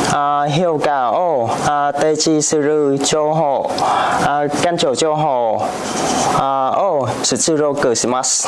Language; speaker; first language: Japanese; non-native, learner; Vietnamese